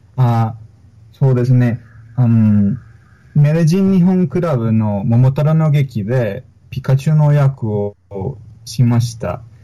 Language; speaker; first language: Japanese; non-native, learner; Spanish